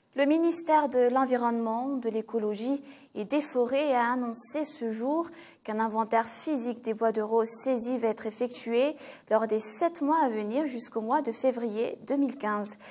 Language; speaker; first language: French; non-native, local second language; Malagasy